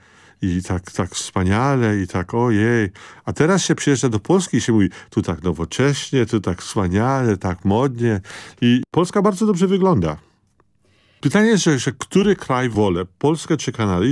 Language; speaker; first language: Polish; early bilingual, heritage; Polish